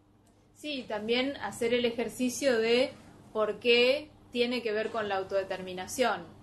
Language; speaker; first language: Spanish; native; Spanish